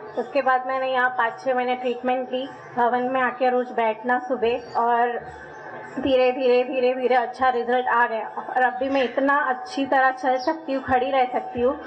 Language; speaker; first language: Hindi; native; Hindi